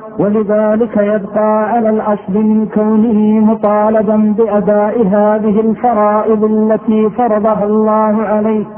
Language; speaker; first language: Arabic; native; Arabic